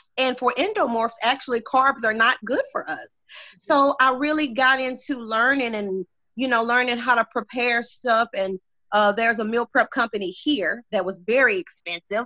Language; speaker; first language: English; native; English